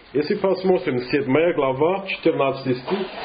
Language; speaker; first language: Russian; non-native, fluent; English